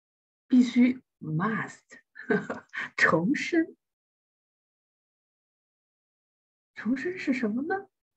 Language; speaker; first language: Chinese; native; Chinese